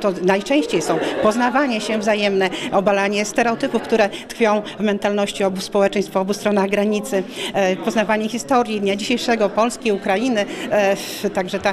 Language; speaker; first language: Polish; native; Polish